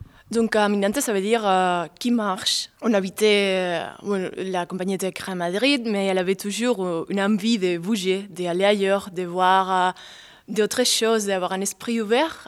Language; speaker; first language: French; non-native, fluent; Spanish